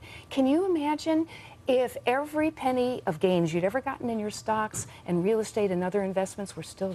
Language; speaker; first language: English; native; English